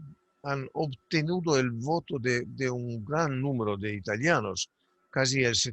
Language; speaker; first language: Spanish; non-native, fluent; Italian